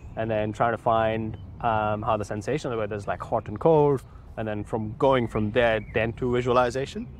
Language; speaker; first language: English; non-native, local second language; Hindi